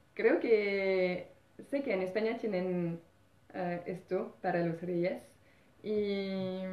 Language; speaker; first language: Spanish; non-native, learner; French